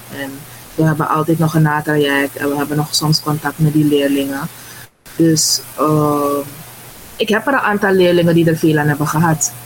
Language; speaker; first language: Dutch; native; Dutch